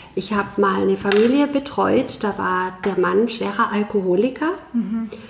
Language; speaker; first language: German; native; German